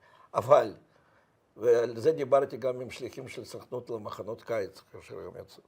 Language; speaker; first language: Hebrew; non-native, fluent; Russian